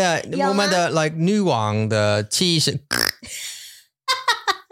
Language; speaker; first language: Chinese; non-native, learner; English